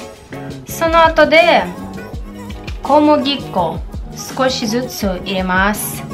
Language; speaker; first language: Japanese; non-native, learner; Russian